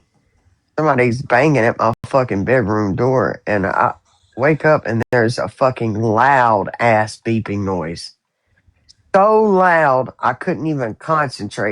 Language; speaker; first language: English; native; English